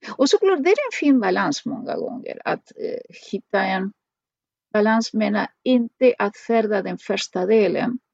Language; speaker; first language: Swedish; non-native, fluent; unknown